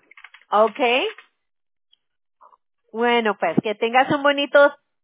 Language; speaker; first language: Spanish; early bilingual, other home language; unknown